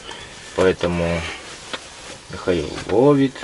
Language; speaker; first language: Russian; native; Russian